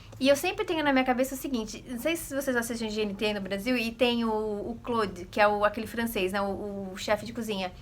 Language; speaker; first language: Portuguese; native; Portuguese